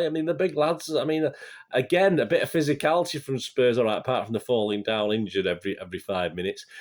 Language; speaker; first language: English; native; English